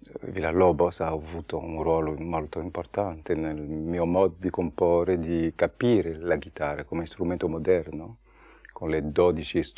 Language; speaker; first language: Italian; non-native, fluent; French